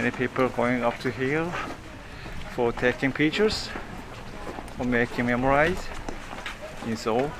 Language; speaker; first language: English; non-native, fluent; Korean